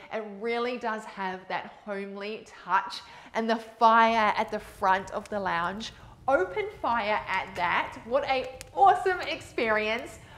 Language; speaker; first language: English; native; English